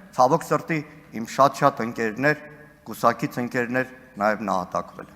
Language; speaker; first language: Armenian; native; Armenian